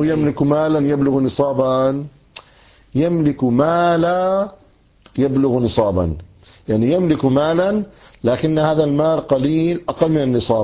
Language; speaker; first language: Arabic; native; Arabic